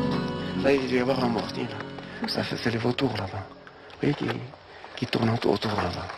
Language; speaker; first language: French; native; French